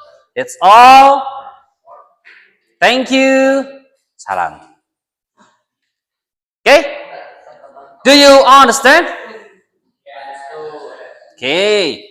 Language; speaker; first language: English; non-native, learner; Indonesian